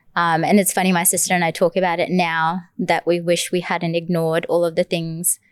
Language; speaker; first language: English; early bilingual, other home language; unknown